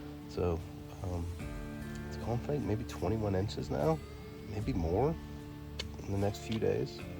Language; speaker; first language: English; native; English